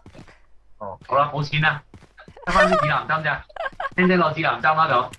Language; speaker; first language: Chinese; native; Chinese